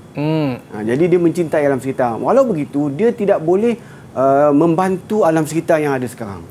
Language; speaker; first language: Malay; native; Malay